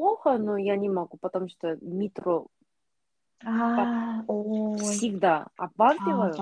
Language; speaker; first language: Russian; non-native, learner; Korean